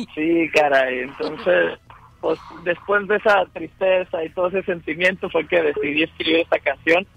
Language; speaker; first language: Spanish; native; Spanish